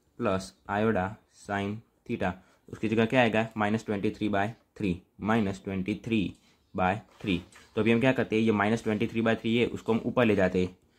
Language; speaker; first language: Hindi; non-native, local second language; Gujarati